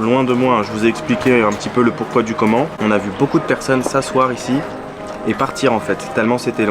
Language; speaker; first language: French; native; French